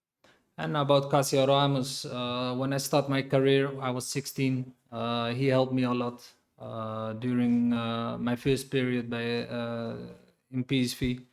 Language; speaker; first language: English; non-native, fluent; Dutch